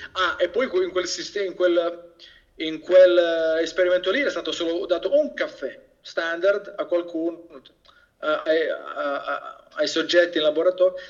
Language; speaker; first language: Italian; native; Italian